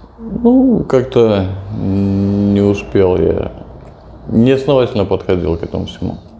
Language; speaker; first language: Russian; native; Russian